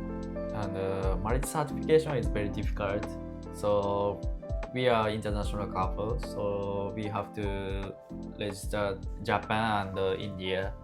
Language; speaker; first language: English; non-native, learner; Japanese